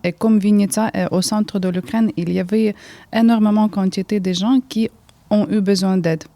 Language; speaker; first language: French; early bilingual, heritage; Ukrainian